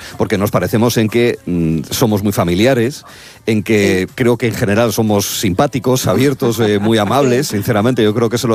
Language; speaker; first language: Spanish; native; Spanish